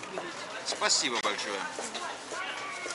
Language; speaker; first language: Russian; non-native, learner; English